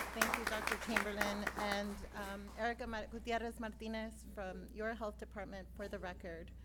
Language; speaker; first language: English; native; English